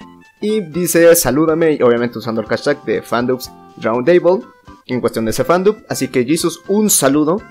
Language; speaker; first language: Spanish; native; Spanish